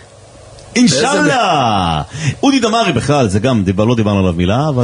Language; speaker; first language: Hebrew; native; Hebrew